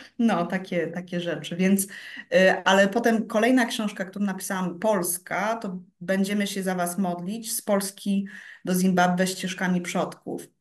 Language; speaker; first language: Polish; early bilingual, heritage; Polish